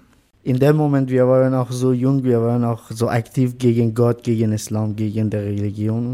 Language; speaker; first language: German; non-native, learner; Persian